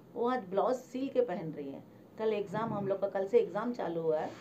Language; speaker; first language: Hindi; native; Hindi